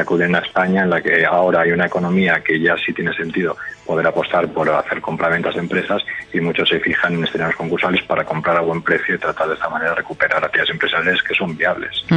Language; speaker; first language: Spanish; native; Spanish